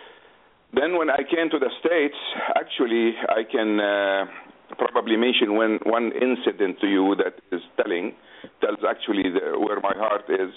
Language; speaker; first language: English; non-native, fluent; Arabic